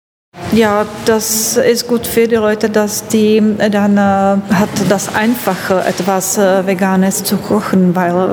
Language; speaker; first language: German; non-native, learner; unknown